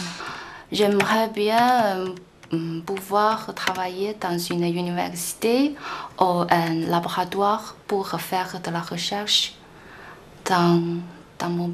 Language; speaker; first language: French; non-native, learner; Chinese